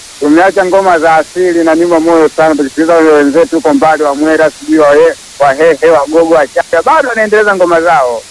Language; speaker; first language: Swahili; non-native, local second language; Makhuwa